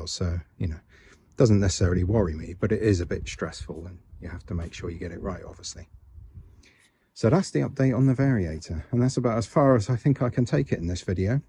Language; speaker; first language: English; native; English